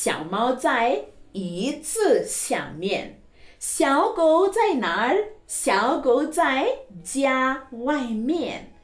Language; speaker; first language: Chinese; non-native, fluent; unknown